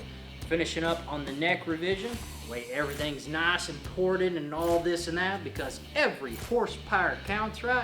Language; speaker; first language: English; native; English